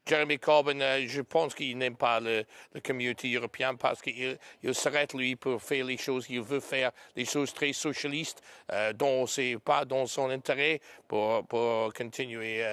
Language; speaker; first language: French; non-native, learner; English